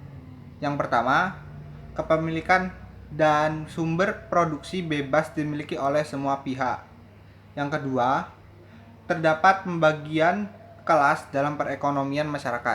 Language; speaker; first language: Indonesian; native; Indonesian